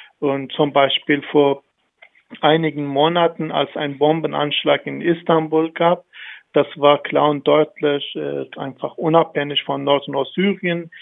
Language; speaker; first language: German; non-native, fluent; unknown